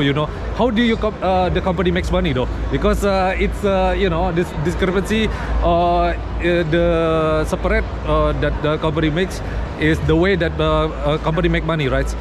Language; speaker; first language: English; non-native, fluent; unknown